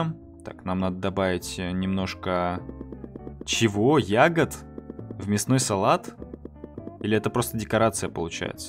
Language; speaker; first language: Russian; native; Russian